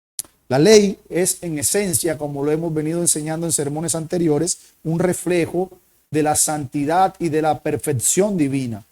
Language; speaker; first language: Spanish; native; Spanish